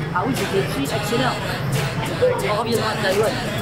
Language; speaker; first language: Chinese; native; Chinese